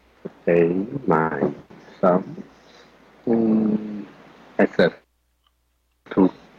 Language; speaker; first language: English; non-native, learner; Chinese